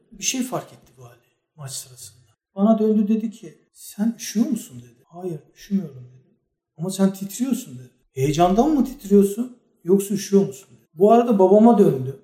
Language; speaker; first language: Turkish; native; Turkish